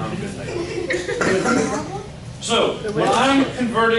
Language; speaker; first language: English; native; English